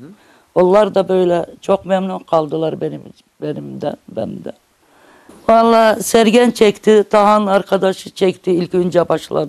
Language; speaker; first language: Turkish; non-native, local second language; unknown